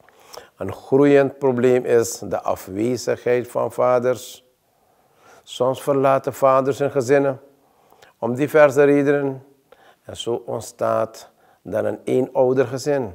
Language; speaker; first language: Dutch; native; Dutch